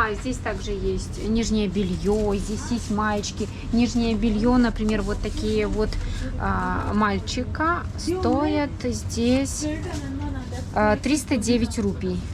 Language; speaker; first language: Russian; native; Russian